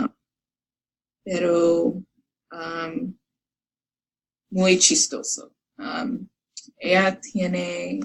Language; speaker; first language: Spanish; non-native, learner; English